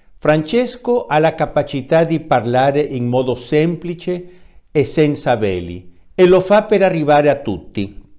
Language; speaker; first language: Italian; non-native, fluent; Spanish